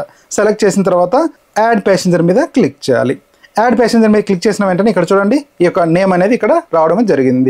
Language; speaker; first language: Telugu; native; Telugu